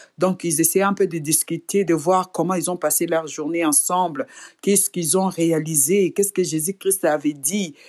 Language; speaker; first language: French; non-native, local second language; Lingala